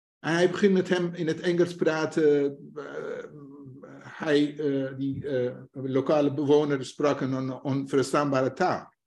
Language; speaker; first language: Dutch; non-native, fluent; Persian